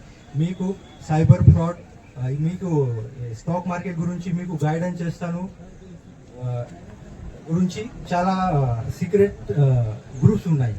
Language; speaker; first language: Telugu; non-native, learner; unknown